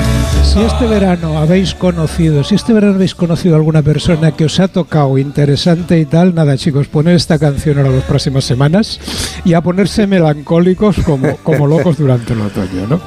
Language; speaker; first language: Spanish; native; Spanish